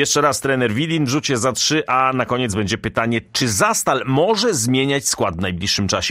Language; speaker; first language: Polish; native; Polish